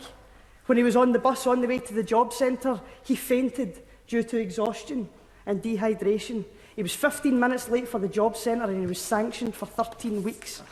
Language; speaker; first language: English; native; English